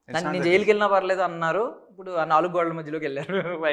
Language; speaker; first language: Telugu; native; Telugu